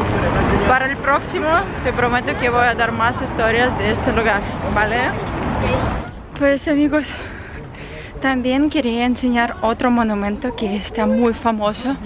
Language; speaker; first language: Spanish; non-native, fluent; Ukrainian